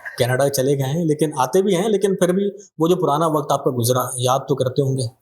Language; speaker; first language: Urdu; native; Urdu